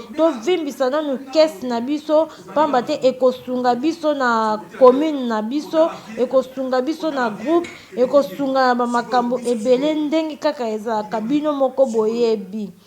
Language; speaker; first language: Lingala; native; Lingala